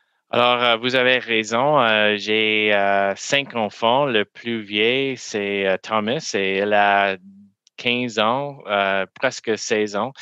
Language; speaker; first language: French; non-native, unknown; English